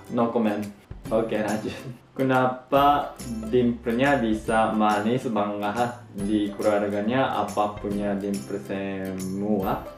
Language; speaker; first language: Indonesian; non-native, fluent; Japanese